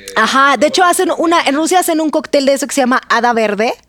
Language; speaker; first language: Spanish; non-native, fluent; Russian